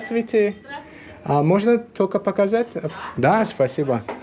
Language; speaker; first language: Russian; non-native, learner; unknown